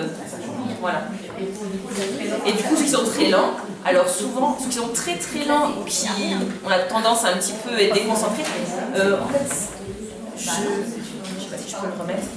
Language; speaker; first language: French; native; French